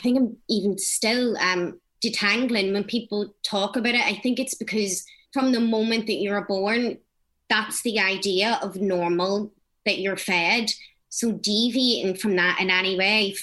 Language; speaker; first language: English; native; English